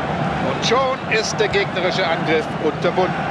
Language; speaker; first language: German; native; German